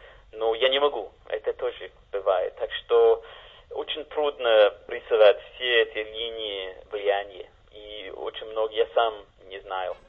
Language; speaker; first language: Russian; non-native, fluent; English